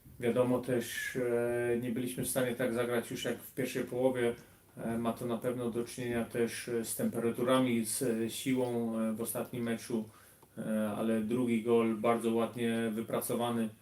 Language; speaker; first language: Polish; early bilingual, heritage; Polish